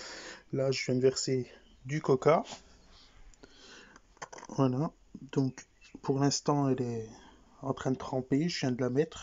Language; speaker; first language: French; native; French